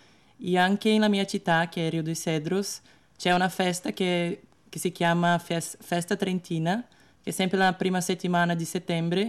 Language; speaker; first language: Italian; non-native, learner; Portuguese